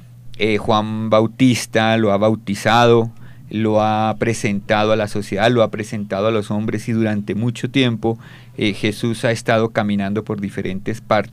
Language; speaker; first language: Spanish; native; Spanish